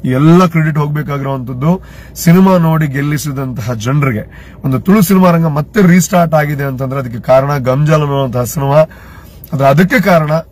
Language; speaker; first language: Kannada; non-native, local second language; Tulu